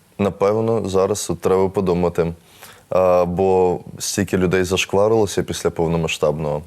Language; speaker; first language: Ukrainian; non-native, local second language; Russian